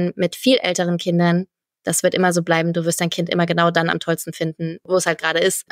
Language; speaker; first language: German; native; German